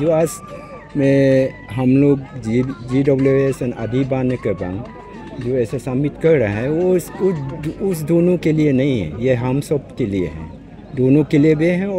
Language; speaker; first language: Hindi; non-native, local second language; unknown